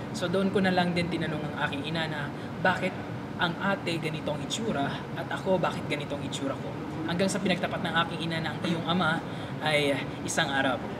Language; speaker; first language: Filipino; native; Filipino